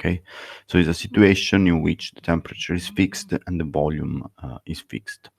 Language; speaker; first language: English; non-native, fluent; Italian